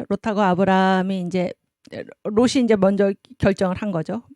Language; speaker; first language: Korean; native; Korean